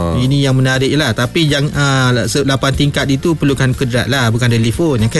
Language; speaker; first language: Malay; native; Malay